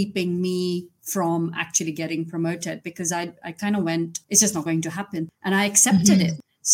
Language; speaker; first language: English; non-native, local second language; Gujarati